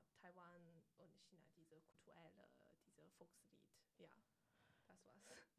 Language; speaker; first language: German; non-native, learner; Chinese